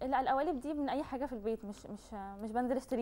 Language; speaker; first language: Arabic; native; Arabic